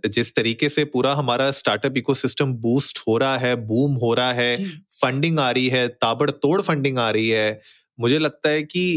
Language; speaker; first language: Hindi; native; Hindi